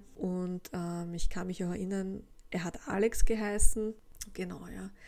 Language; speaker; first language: German; native; German